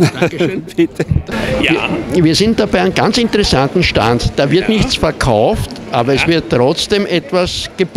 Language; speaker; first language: German; native; German